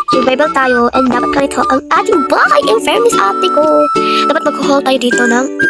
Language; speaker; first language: Filipino; non-native, local second language; Cebuano